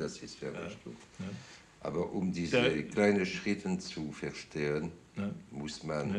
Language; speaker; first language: German; non-native, fluent; French